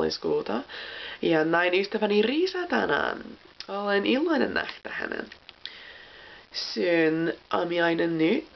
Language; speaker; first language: Finnish; non-native, learner; English